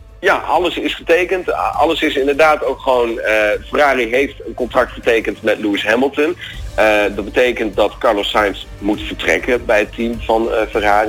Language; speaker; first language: Dutch; native; Dutch